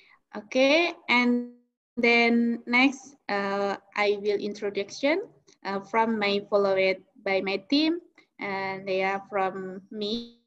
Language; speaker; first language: English; non-native, learner; Indonesian